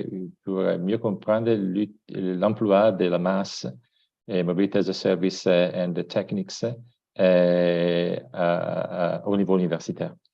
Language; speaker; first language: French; non-native, fluent; Italian